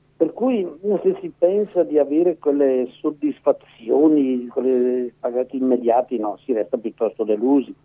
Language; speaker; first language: Italian; native; Italian